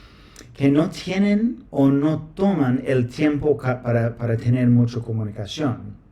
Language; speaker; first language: Spanish; non-native, fluent; English